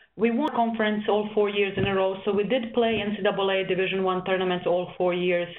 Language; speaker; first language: English; non-native, fluent; Serbian